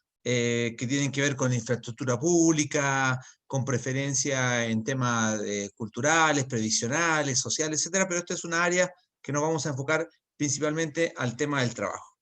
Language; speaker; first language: Spanish; native; Spanish